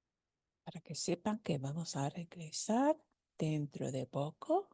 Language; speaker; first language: Spanish; non-native, fluent; English